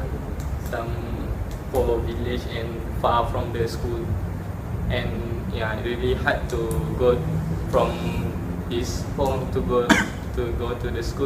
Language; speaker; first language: English; non-native, local second language; Malay